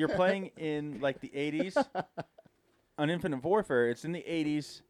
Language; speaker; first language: English; native; English